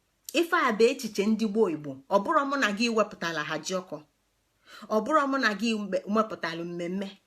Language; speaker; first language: Igbo; native; Igbo